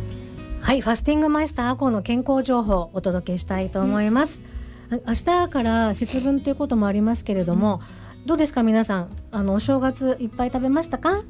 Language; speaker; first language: Japanese; native; Japanese